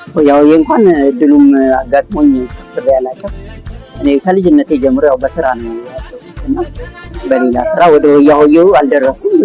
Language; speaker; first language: Amharic; non-native, local second language; Oromo